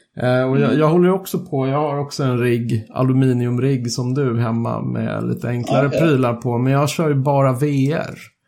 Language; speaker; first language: Swedish; native; Swedish